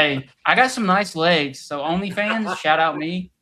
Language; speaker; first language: English; native; English